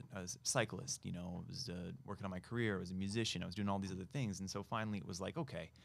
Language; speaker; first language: English; native; English